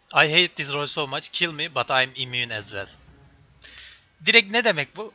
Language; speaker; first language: English; non-native, learner; Turkish